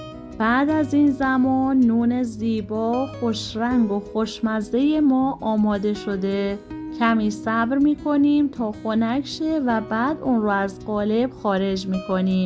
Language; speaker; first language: Persian; native; Persian